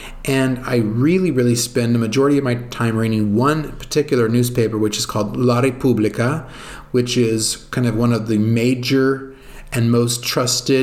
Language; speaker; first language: English; native; English